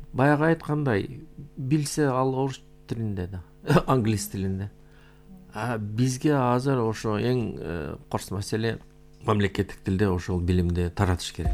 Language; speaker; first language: Kyrgyz; non-native, local second language; Uyghur